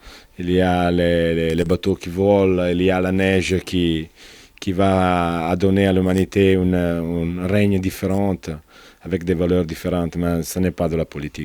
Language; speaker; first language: French; non-native, fluent; Italian